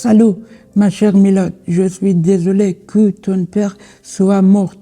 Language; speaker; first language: French; non-native, learner; Persian